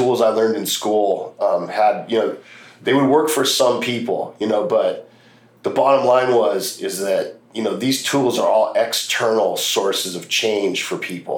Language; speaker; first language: English; native; English